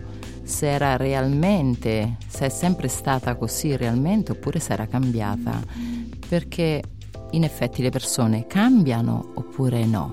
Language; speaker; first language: Italian; native; Italian